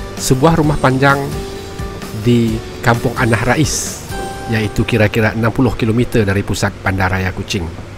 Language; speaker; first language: Malay; native; Malay